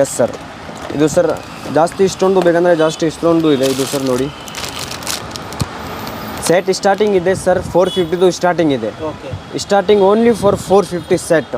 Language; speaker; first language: Kannada; non-native, local second language; Hindi